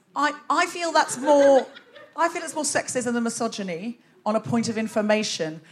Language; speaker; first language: English; native; English